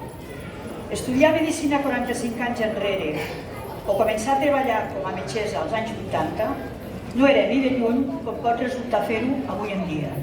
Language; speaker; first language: Catalan; native; Catalan